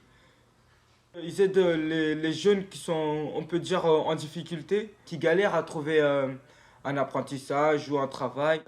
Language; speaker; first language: French; non-native, local second language; Comorian